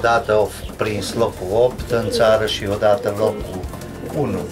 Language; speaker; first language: Romanian; non-native, local second language; Hungarian